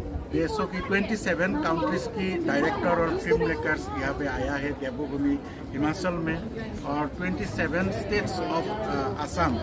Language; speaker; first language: Hindi; non-native, local second language; Assamese